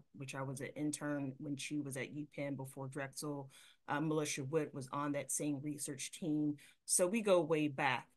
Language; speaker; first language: English; native; English